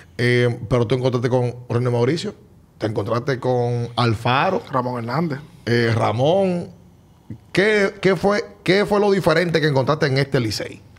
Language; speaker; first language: Spanish; native; Spanish